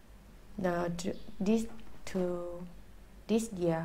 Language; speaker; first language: English; non-native, learner; Thai